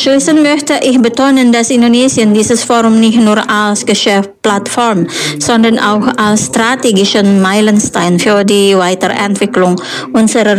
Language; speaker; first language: German; non-native, fluent; Indonesian